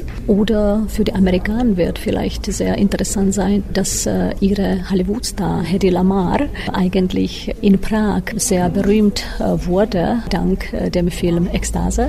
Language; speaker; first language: German; non-native, fluent; Czech